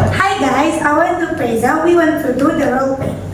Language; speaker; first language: English; non-native, learner; Indonesian